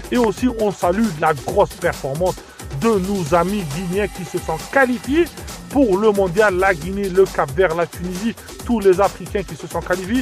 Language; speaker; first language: French; non-native, local second language; Arabic